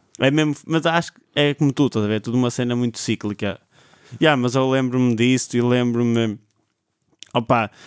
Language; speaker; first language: Portuguese; native; Portuguese